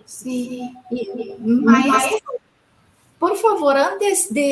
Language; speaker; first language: Spanish; non-native, fluent; Portuguese